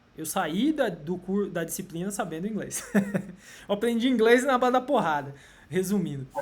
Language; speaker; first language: Portuguese; native; Portuguese